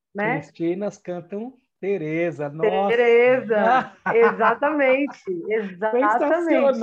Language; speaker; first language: Portuguese; native; Portuguese